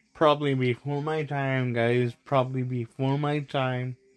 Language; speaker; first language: English; native; English